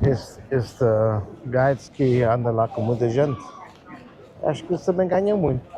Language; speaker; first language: Portuguese; non-native, learner; German